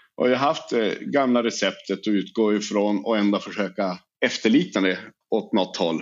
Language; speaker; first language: Swedish; native; Swedish